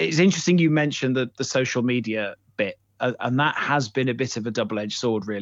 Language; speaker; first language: English; native; English